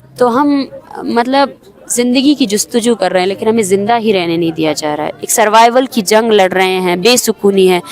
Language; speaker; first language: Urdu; non-native, local second language; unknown